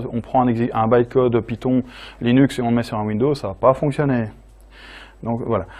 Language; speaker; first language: French; native; French